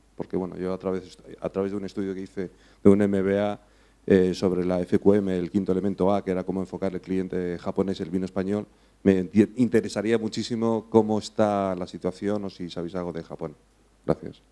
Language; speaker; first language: Spanish; non-native, fluent; English